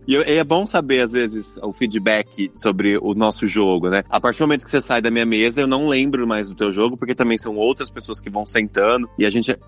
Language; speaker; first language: Portuguese; native; Portuguese